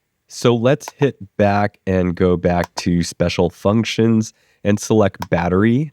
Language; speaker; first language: English; native; English